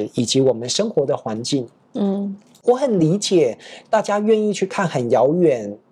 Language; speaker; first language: Chinese; native; Chinese